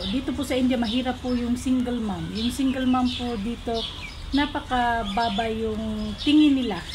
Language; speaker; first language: Filipino; non-native, local second language; Cebuano